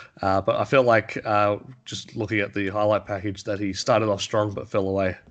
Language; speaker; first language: English; native; English